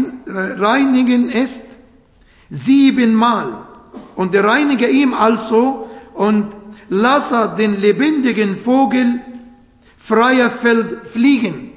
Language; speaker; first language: German; non-native, fluent; Arabic